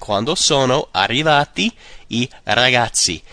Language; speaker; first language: Italian; non-native, fluent; English